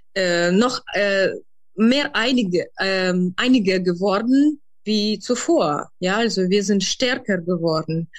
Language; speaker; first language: German; non-native, fluent; Ukrainian